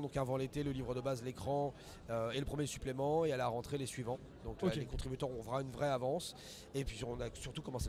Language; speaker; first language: French; native; French